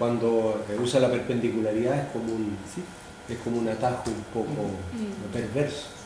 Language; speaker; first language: Spanish; native; Spanish